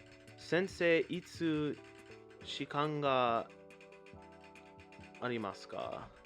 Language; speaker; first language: Japanese; non-native, learner; English